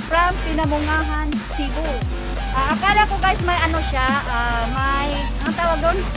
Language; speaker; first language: Filipino; non-native, local second language; Cebuano